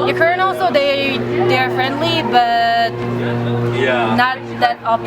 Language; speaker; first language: English; non-native, learner; Korean